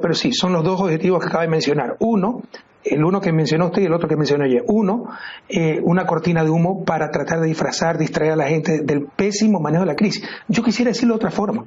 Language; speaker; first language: Spanish; native; Spanish